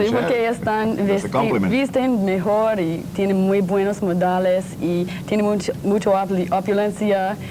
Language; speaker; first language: Spanish; non-native, learner; English